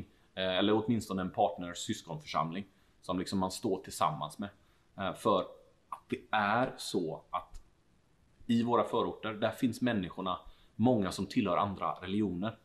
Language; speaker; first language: Swedish; native; Swedish